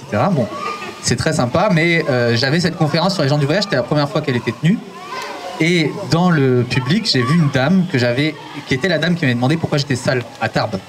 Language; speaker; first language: French; native; French